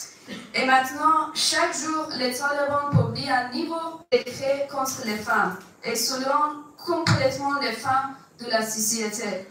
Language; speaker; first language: French; non-native, fluent; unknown